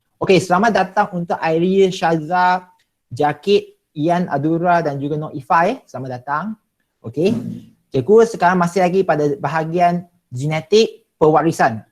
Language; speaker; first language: Malay; non-native, local second language; Chinese